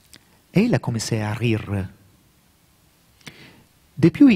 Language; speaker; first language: French; non-native, learner; Italian